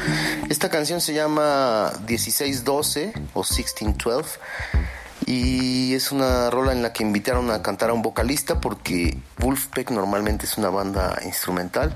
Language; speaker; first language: Spanish; native; Spanish